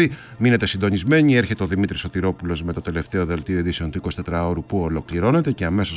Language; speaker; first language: Greek; native; Greek